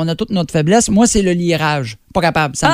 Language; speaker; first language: French; native; French